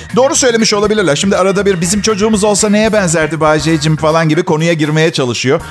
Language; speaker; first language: Turkish; non-native, fluent; Italian